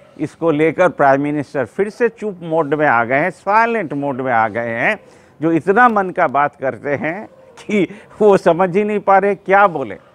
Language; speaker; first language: Hindi; non-native, local second language; Bangla